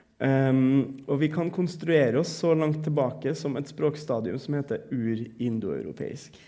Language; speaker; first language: Norwegian; native; Norwegian